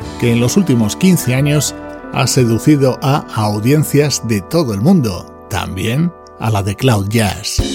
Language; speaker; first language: Spanish; native; Spanish